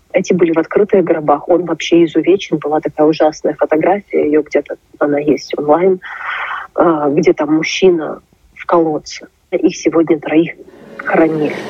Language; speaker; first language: Russian; non-native, local second language; Ukrainian